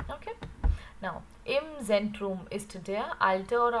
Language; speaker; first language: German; non-native, learner; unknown